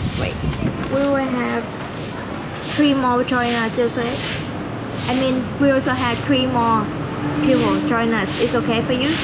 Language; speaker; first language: English; non-native, fluent; Vietnamese